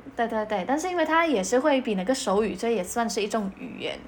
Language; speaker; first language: Chinese; non-native, fluent; Polish